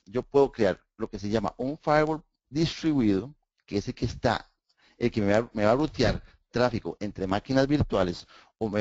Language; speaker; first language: Spanish; native; Spanish